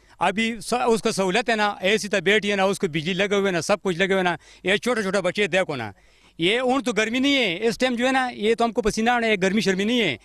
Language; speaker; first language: Urdu; non-native, local second language; Pashto